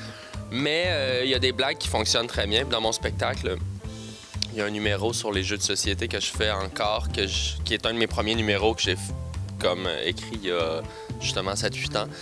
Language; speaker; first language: French; native; French